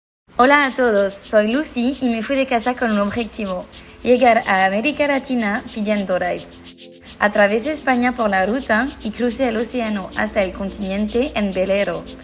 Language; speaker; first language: Spanish; non-native, learner; French